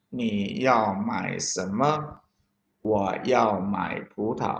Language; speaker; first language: Chinese; non-native, fluent; Thai